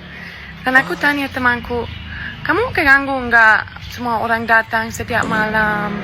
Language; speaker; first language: Indonesian; non-native, fluent; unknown